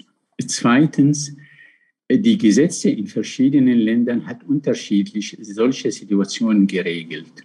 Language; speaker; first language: German; non-native, fluent; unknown